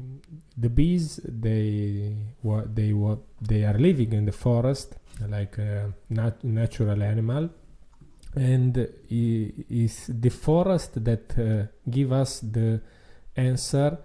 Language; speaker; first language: English; non-native, fluent; Italian